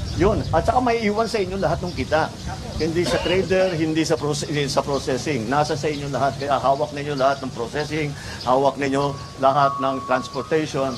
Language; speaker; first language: Filipino; native; Filipino